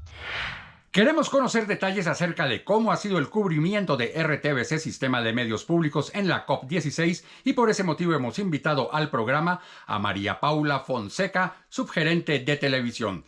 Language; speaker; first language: Spanish; native; Spanish